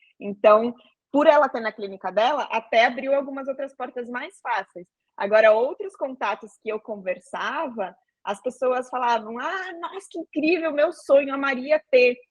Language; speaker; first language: Portuguese; native; Portuguese